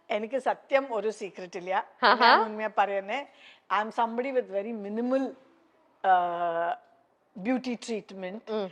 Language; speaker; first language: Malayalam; non-native, local second language; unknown